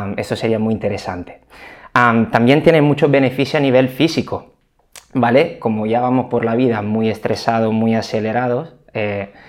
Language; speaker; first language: Spanish; non-native, fluent; Italian